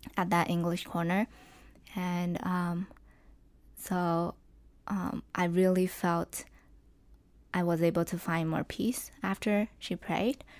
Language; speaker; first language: English; non-native, fluent; Chinese